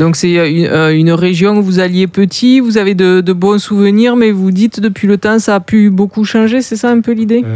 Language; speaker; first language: French; native; French